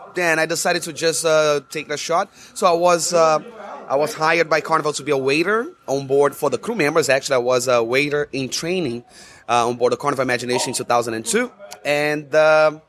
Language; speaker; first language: English; non-native, fluent; Portuguese